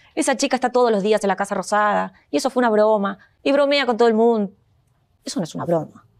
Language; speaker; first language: Spanish; native; Spanish